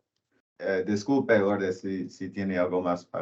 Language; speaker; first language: Spanish; non-native, learner; English